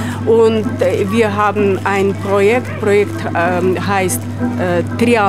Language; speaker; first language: German; non-native, learner; Russian